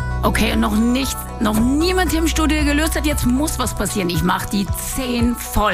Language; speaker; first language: German; native; German